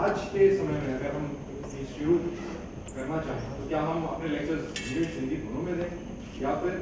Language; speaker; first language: Hindi; native; Hindi